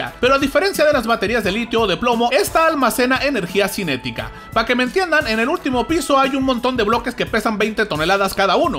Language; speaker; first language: Spanish; native; Spanish